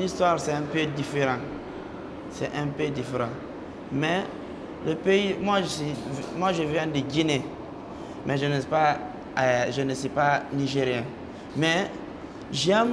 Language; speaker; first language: French; non-native, local second language; Mandingo